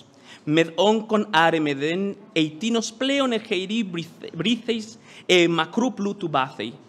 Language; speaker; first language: Greek; non-native, fluent; Spanish